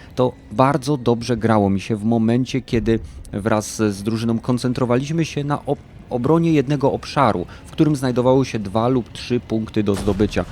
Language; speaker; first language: Polish; native; Polish